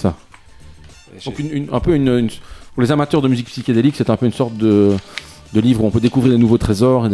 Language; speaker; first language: French; native; French